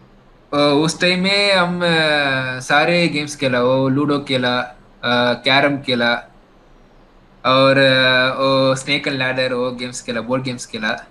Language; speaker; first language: Hindi; non-native, local second language; Tamil